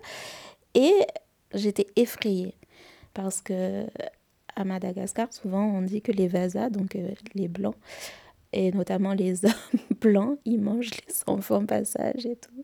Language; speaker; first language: French; native; French